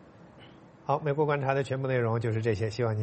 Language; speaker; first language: Chinese; native; Chinese